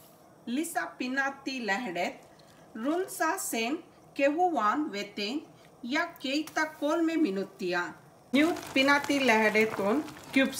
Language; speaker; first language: Finnish; non-native, learner; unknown